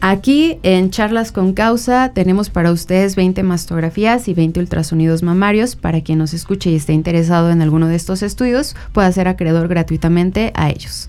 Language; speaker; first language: Spanish; native; Spanish